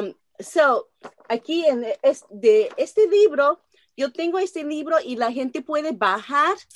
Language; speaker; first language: Spanish; non-native, learner; Japanese